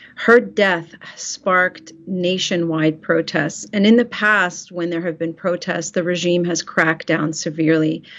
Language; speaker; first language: English; early bilingual, other home language; Persian